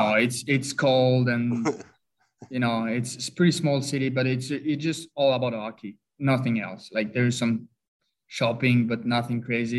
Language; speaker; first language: English; non-native, fluent; French